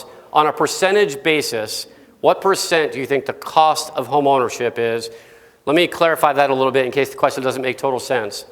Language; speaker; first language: English; native; English